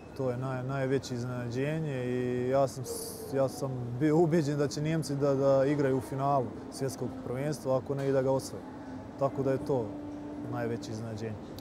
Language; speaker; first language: Serbian; native; Serbian